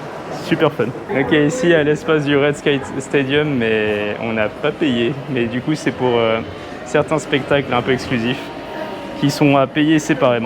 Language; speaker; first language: French; native; French